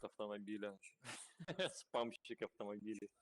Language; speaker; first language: Russian; native; Russian